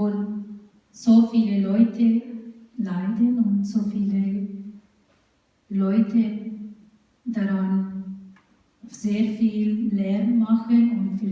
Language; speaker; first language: German; non-native, fluent; Urdu